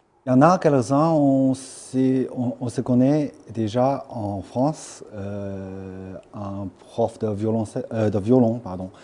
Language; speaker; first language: French; non-native, fluent; Chinese